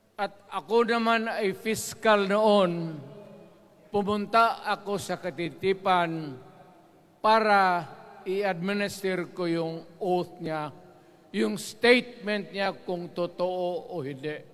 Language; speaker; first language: Filipino; non-native, local second language; Cebuano